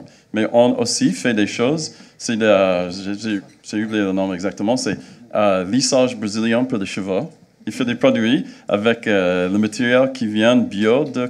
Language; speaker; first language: French; non-native, fluent; English